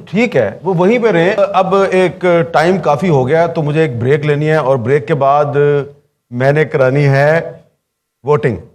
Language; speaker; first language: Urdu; native; Urdu